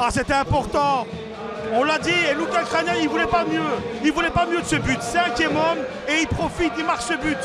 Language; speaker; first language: French; native; French